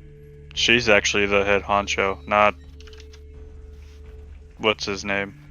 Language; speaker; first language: English; native; English